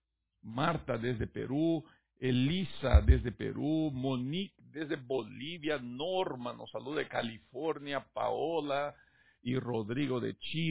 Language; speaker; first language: Spanish; native; Spanish